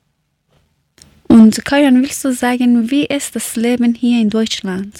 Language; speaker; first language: German; non-native, learner; Persian